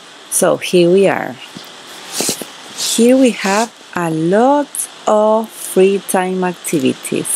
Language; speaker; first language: English; non-native, fluent; Spanish